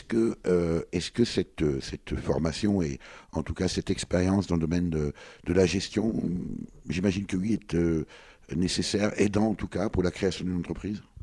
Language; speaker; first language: French; native; French